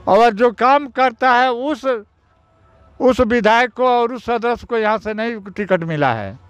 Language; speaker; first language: Hindi; native; Hindi